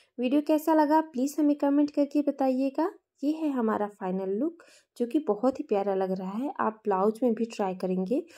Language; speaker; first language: Hindi; native; Hindi